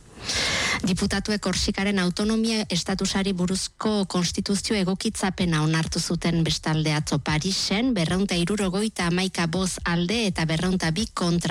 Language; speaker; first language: Basque; native; Basque